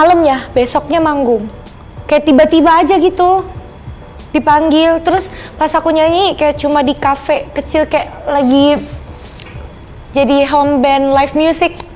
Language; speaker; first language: Indonesian; native; Indonesian